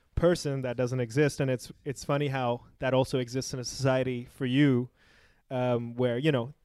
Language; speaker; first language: English; non-native, local second language; Urdu